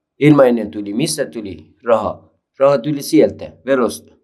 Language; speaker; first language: Finnish; non-native, learner; Persian